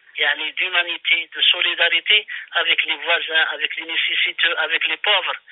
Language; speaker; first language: French; non-native, local second language; Arabic